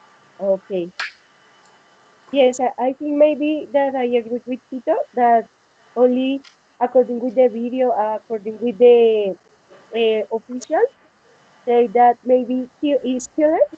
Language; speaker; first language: English; non-native, learner; Spanish